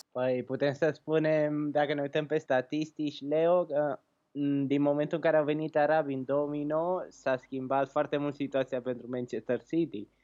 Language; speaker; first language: Romanian; native; Romanian